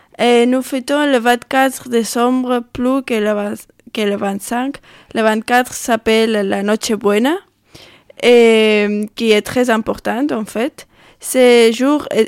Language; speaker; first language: French; non-native, learner; Spanish